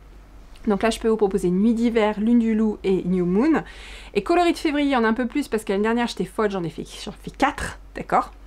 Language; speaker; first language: French; native; French